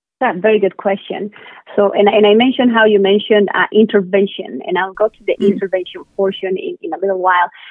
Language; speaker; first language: English; non-native, fluent; Spanish